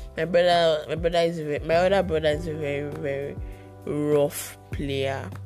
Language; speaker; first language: English; non-native, local second language; Yoruba